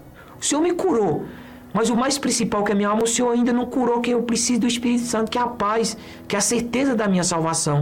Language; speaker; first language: Portuguese; native; Portuguese